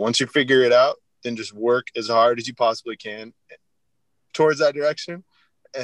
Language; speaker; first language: English; native; English